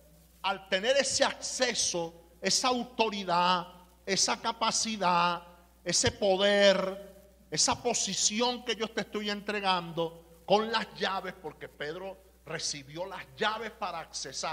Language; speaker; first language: Spanish; native; Spanish